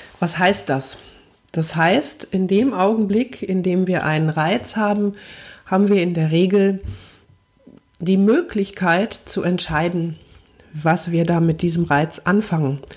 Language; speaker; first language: German; native; German